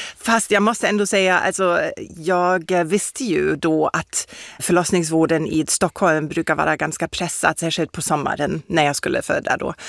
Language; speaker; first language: Swedish; non-native, fluent; German